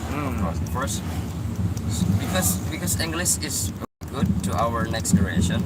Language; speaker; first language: English; non-native, learner; Indonesian